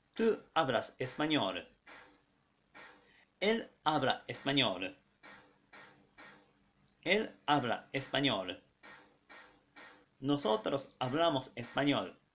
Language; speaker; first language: Spanish; non-native, fluent; Japanese